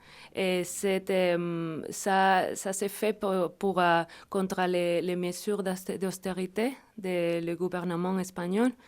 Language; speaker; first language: French; non-native, fluent; Spanish